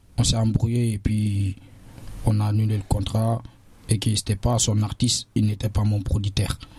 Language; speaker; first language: French; non-native, local second language; Susu